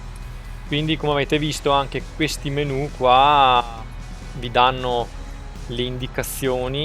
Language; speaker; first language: Italian; native; Italian